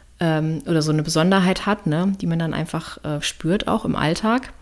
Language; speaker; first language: German; native; German